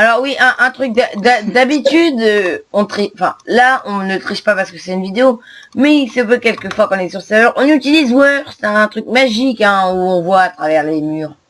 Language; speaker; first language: French; native; French